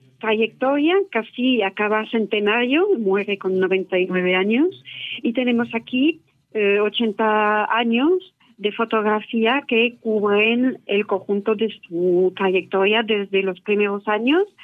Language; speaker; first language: Spanish; non-native, fluent; French